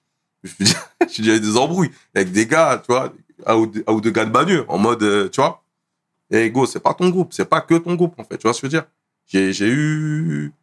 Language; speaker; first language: French; native; French